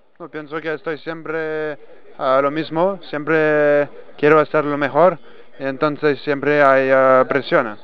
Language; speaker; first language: Spanish; non-native, fluent; French